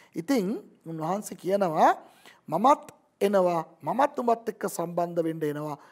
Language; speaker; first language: Sinhala; non-native, local second language; Tamil